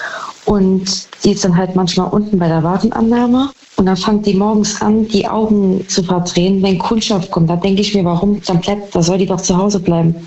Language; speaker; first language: German; native; German